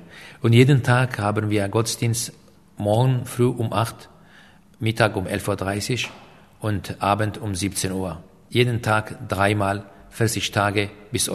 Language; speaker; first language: German; non-native, fluent; Aramaic